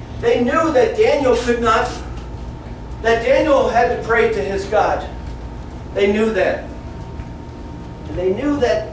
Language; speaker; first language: English; native; English